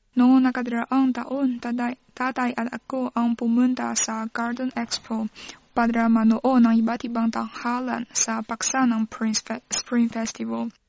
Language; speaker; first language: Filipino; non-native, learner; Chinese